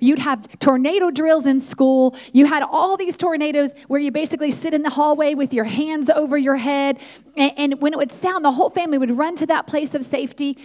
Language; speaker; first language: English; native; English